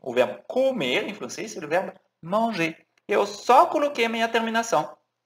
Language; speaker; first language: Portuguese; non-native, fluent; French